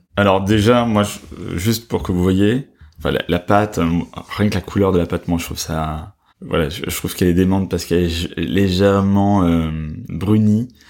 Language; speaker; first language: French; native; French